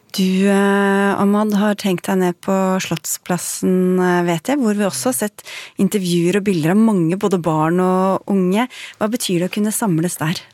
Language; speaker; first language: Norwegian; native; Norwegian